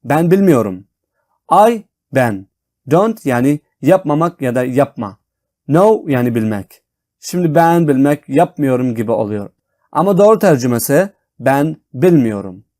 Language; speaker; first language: Turkish; non-native, fluent; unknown